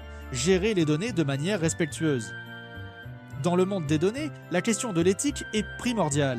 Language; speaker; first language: French; native; French